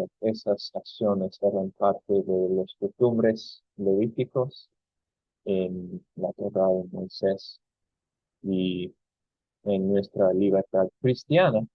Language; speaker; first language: Spanish; non-native, fluent; English